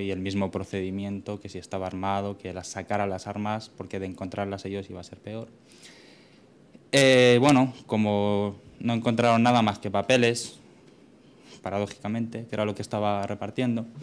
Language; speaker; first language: Spanish; native; Spanish